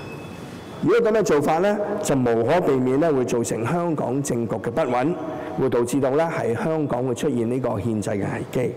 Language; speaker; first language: Chinese; non-native, local second language; Cantonese